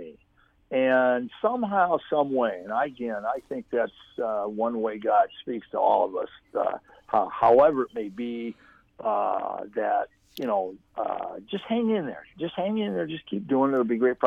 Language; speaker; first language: English; native; English